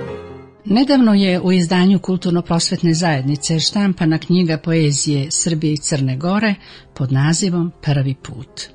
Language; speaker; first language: Serbian; native; Serbian